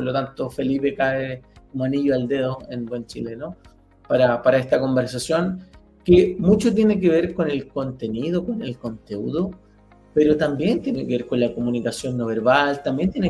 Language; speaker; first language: Spanish; native; Spanish